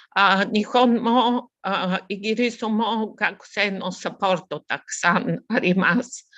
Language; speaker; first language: Japanese; non-native, learner; Bulgarian